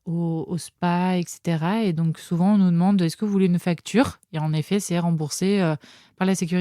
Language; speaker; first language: French; native; French